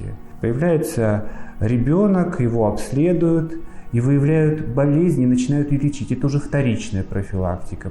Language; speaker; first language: Russian; native; Russian